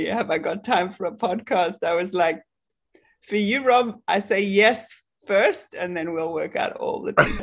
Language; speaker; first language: English; native; English